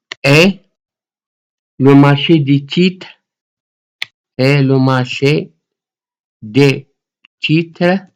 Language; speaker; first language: French; non-native, local second language; Arabic